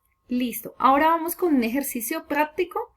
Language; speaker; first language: Spanish; native; Spanish